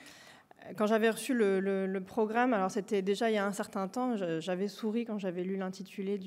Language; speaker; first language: French; native; French